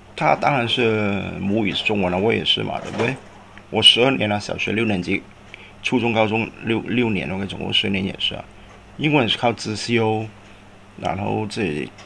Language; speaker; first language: Chinese; native; Chinese